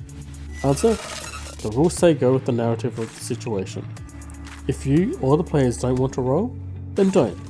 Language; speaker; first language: English; native; English